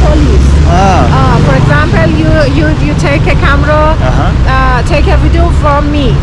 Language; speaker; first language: English; non-native, learner; Persian